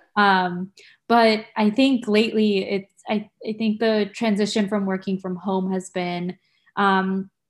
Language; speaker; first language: English; native; English